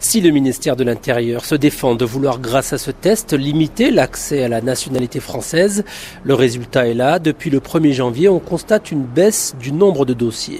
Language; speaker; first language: French; native; French